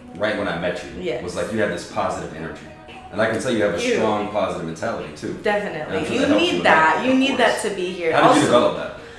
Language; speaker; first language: English; native; English